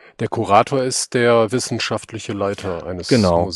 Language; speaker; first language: German; native; German